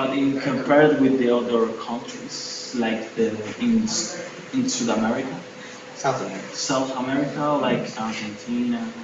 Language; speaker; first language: English; non-native, learner; Spanish